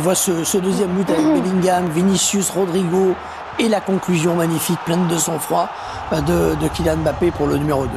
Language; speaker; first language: French; native; French